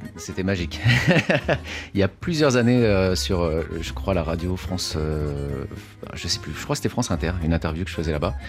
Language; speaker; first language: French; native; French